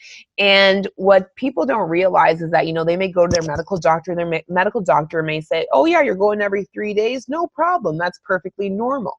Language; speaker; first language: English; native; English